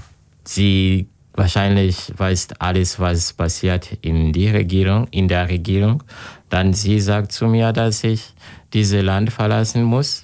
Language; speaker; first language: German; non-native, learner; Kinyarwanda